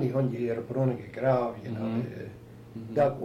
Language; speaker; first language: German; early bilingual, heritage; German